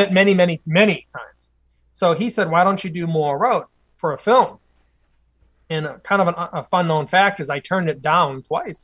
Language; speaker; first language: English; native; English